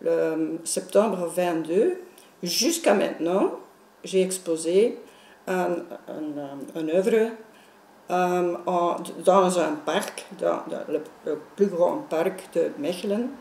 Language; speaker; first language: French; non-native, local second language; Dutch